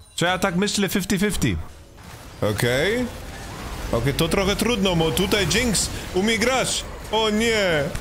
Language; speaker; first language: Polish; non-native, learner; Swedish